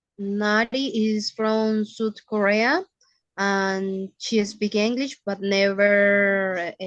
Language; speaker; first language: English; non-native, learner; Spanish